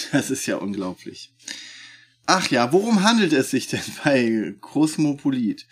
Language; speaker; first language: German; native; German